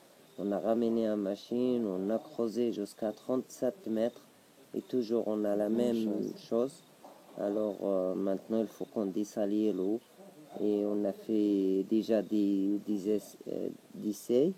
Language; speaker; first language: French; non-native, local second language; Arabic